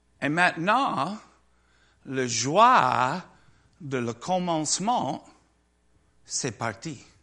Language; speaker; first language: French; non-native, learner; English